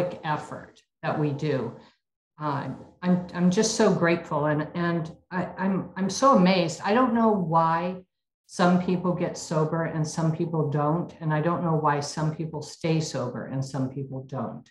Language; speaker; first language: English; native; English